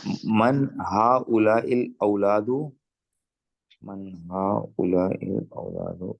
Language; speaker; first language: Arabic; non-native, learner; Urdu